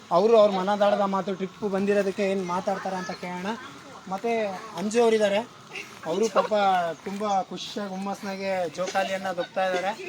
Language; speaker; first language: Kannada; non-native, local second language; Urdu